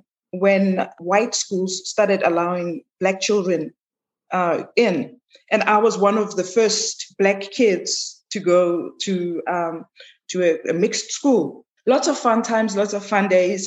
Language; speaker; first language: English; non-native, local second language; Zulu